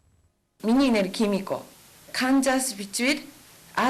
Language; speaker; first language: Mongolian; non-native, learner; Japanese